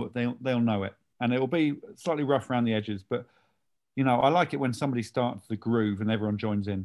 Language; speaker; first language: English; native; English